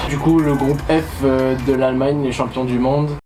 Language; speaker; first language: French; native; French